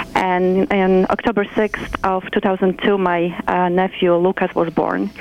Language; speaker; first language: English; non-native, fluent; Polish